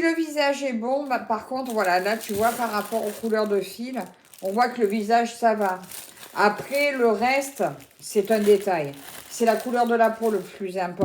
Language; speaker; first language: French; native; French